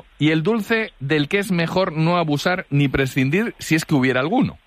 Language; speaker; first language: Spanish; native; Spanish